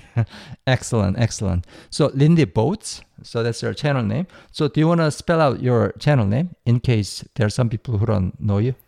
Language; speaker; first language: English; non-native, fluent; Korean